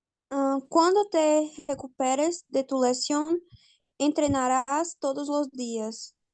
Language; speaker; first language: Spanish; non-native, learner; Portuguese